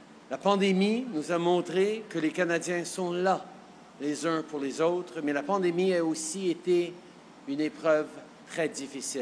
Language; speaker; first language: French; early bilingual, heritage; French